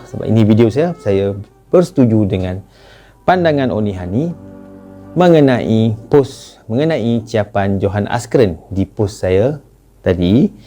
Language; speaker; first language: Malay; native; Malay